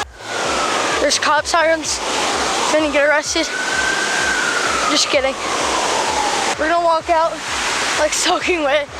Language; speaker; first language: English; native; English